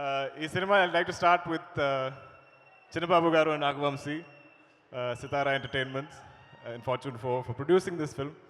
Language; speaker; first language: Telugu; non-native, learner; Malayalam